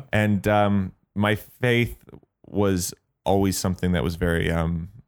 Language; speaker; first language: English; native; English